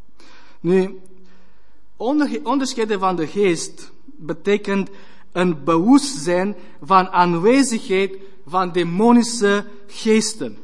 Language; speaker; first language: Dutch; non-native, fluent; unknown